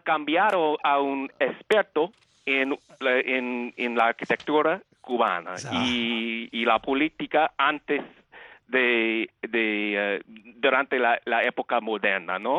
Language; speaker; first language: Spanish; early bilingual, heritage; Spanish